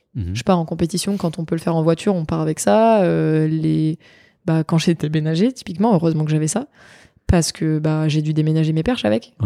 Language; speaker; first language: French; native; French